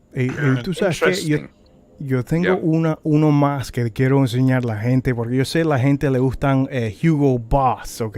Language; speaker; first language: Spanish; early bilingual, heritage; Spanish